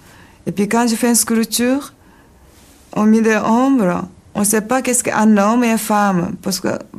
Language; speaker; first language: French; non-native, learner; Japanese